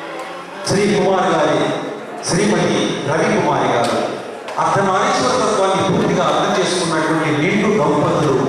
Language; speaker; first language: Telugu; native; Telugu